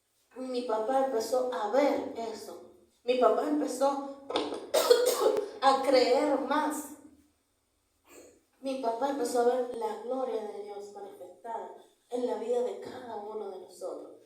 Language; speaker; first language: Spanish; native; Spanish